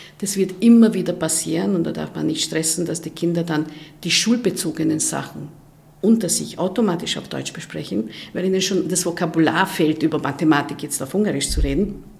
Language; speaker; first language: German; non-native, fluent; Hungarian